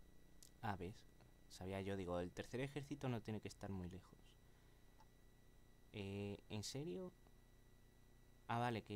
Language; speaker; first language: Spanish; native; Spanish